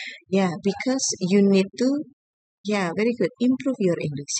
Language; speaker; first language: English; non-native, fluent; Indonesian